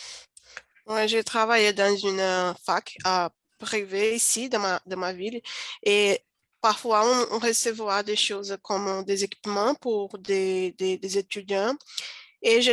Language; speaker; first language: French; non-native, learner; Portuguese